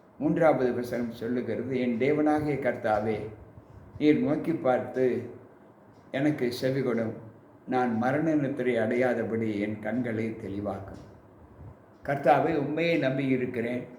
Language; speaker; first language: Tamil; native; Tamil